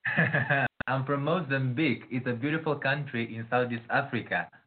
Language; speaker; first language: English; non-native, fluent; Portuguese